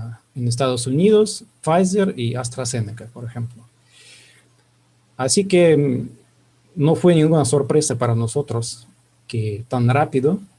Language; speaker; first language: Spanish; non-native, fluent; Russian